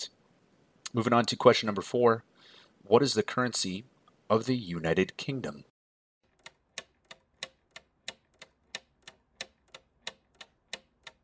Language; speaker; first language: English; native; English